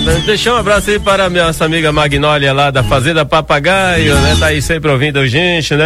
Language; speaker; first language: Portuguese; native; Portuguese